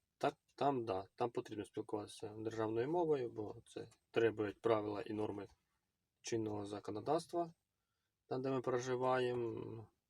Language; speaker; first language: Ukrainian; native; Ukrainian